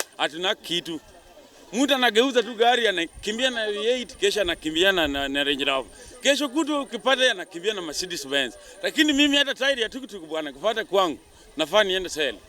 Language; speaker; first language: Swahili; non-native, local second language; Luo (Kenya and Tanzania)